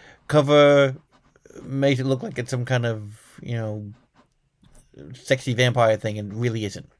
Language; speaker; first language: English; native; English